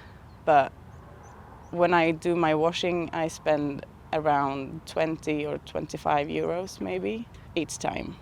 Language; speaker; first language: English; non-native, fluent; Swedish